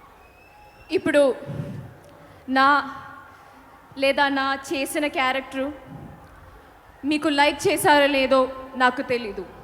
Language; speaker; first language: Telugu; non-native, learner; Malayalam